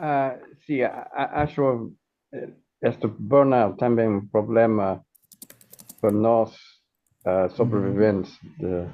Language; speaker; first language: Portuguese; non-native, fluent; Italian